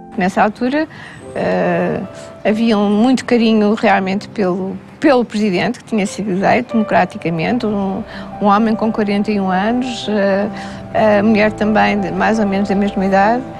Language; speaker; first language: Portuguese; native; Portuguese